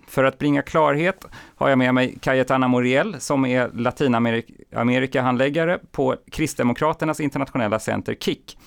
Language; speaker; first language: Swedish; native; Swedish